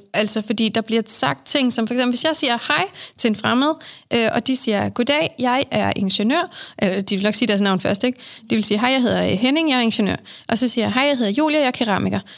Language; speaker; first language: Danish; native; Danish